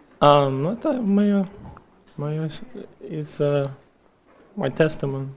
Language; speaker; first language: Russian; early bilingual, heritage; Russian